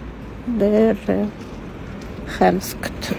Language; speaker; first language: Swedish; non-native, learner; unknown